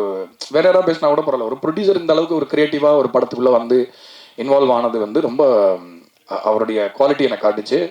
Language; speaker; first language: Tamil; native; Tamil